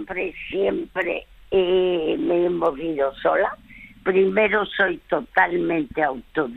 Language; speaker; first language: Spanish; early bilingual, other home language; French